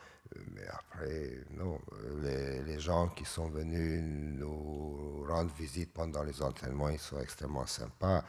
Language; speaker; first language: French; non-native, fluent; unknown